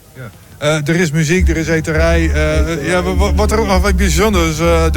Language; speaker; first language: Dutch; native; Dutch